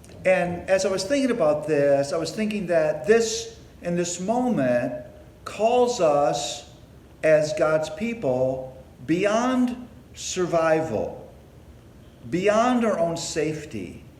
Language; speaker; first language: English; native; English